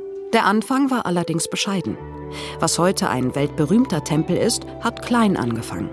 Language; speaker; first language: German; native; German